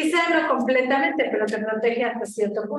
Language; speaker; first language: Spanish; native; Spanish